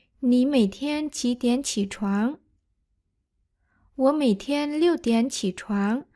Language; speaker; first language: Chinese; non-native, fluent; Vietnamese